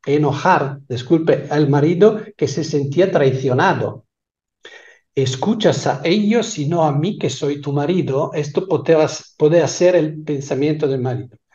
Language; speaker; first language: Spanish; non-native, fluent; Italian